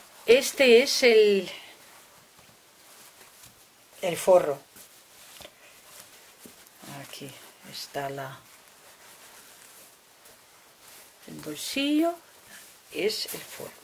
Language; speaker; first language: Spanish; non-native, fluent; Russian